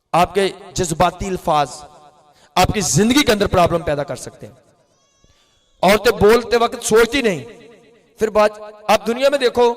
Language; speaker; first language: Urdu; non-native, local second language; Punjabi